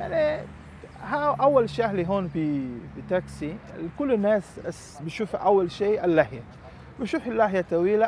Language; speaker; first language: Arabic; non-native, learner; Portuguese